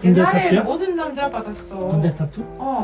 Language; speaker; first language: Korean; non-native, learner; Ukrainian